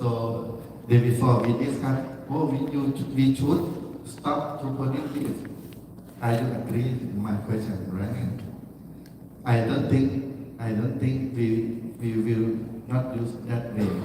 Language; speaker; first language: English; non-native, learner; Thai